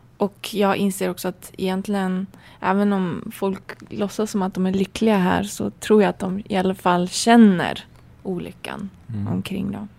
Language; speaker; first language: Swedish; early bilingual, other home language; Persian